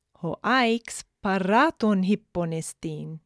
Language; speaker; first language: Greek; non-native, fluent; English